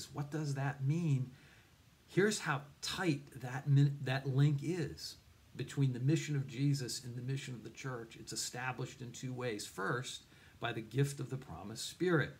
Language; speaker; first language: English; native; English